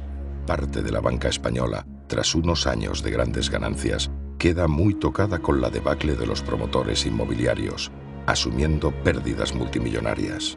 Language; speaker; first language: Spanish; native; Spanish